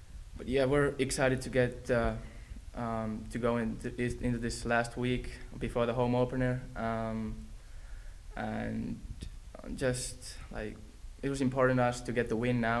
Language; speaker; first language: English; non-native, fluent; Finnish